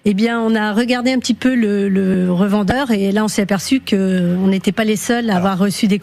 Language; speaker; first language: French; native; French